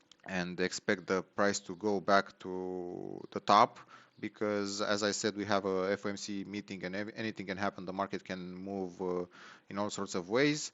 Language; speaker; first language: English; non-native, fluent; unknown